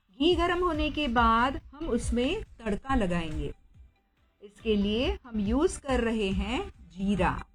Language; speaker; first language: Hindi; non-native, local second language; Marathi